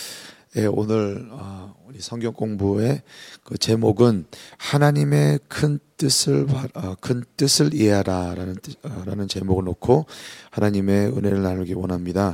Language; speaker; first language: Korean; native; Korean